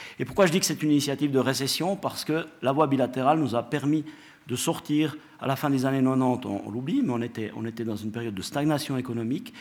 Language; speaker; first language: French; native; French